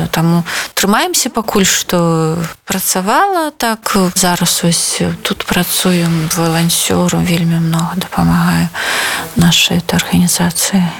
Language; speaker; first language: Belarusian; non-native, local second language; Russian